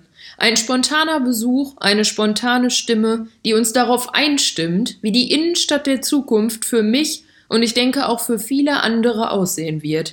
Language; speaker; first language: German; native; German